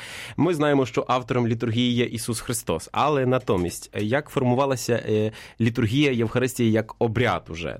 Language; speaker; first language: Ukrainian; native; Ukrainian